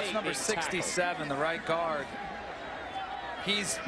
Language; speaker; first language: English; native; English